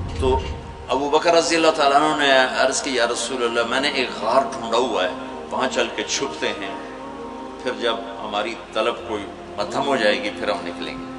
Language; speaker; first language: Urdu; non-native, local second language; Punjabi